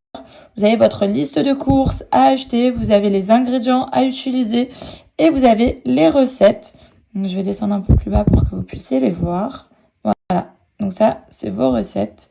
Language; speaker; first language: French; native; French